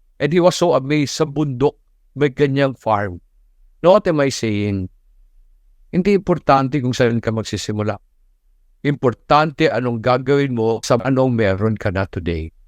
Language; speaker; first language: Filipino; non-native, local second language; Cebuano